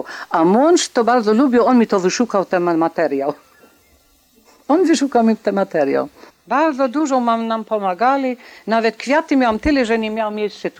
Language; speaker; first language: Polish; non-native, local second language; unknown